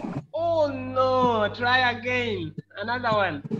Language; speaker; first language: English; non-native, fluent; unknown